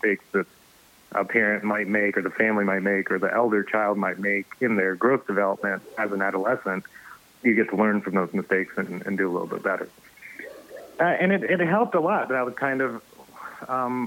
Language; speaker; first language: English; native; English